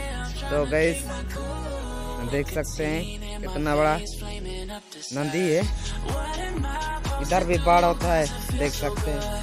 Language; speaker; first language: Hindi; non-native, local second language; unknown